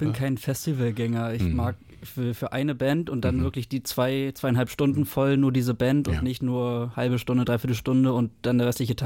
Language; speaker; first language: German; native; German